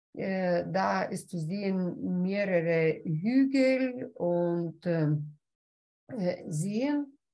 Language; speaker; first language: German; non-native, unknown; Lithuanian